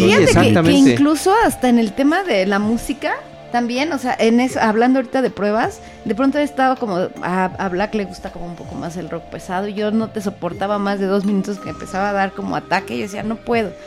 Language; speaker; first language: Spanish; native; Spanish